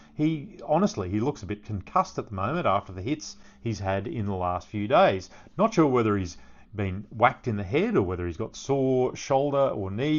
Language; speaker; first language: English; native; English